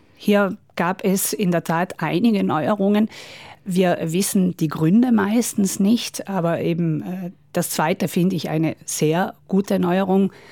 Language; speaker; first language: German; native; German